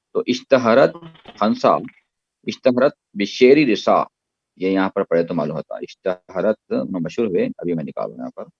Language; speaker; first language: Urdu; native; Urdu